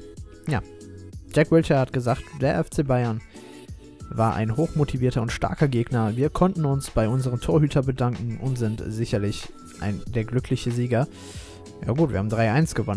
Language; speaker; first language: German; native; German